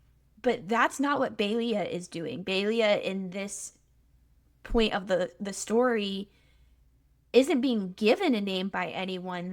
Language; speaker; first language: English; native; English